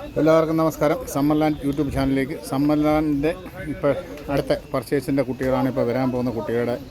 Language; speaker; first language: Malayalam; native; Malayalam